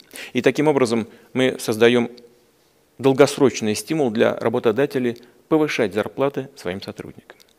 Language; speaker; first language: Russian; native; Russian